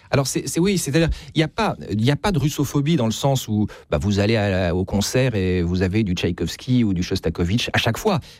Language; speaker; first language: French; native; French